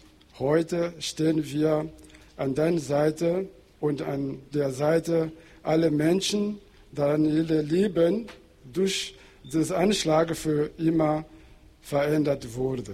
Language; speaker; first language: German; non-native, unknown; Portuguese